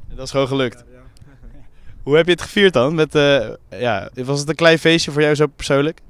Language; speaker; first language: Dutch; native; Dutch